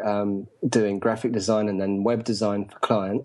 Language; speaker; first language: English; native; English